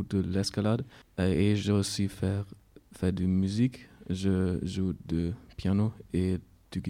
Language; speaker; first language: French; non-native, learner; German